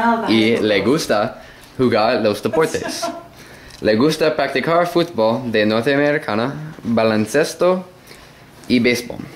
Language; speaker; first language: Spanish; non-native, learner; English